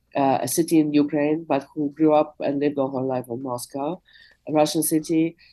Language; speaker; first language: English; non-native, fluent; Russian